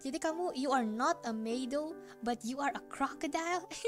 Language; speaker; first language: English; non-native, fluent; Indonesian